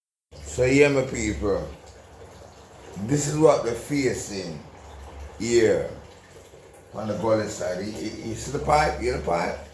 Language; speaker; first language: English; non-native, local second language; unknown